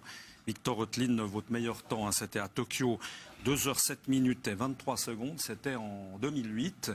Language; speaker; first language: French; native; French